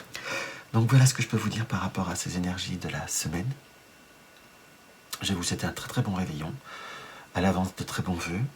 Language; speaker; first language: French; native; French